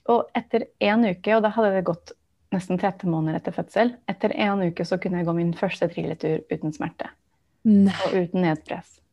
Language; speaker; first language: Norwegian; non-native, fluent; English